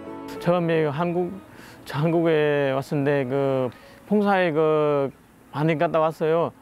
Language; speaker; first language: Korean; non-native, learner; Vietnamese